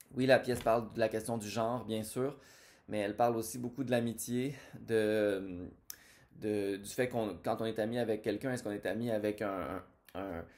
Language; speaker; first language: French; native; French